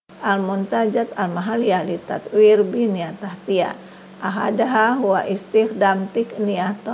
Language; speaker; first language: Arabic; non-native, fluent; Indonesian